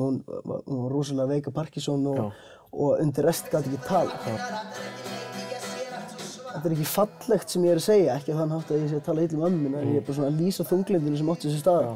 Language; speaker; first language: Icelandic; native; Icelandic